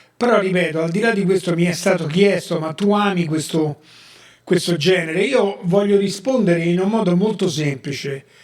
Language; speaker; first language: Italian; native; Italian